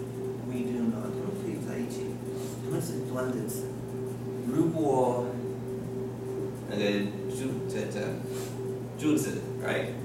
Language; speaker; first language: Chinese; non-native, fluent; English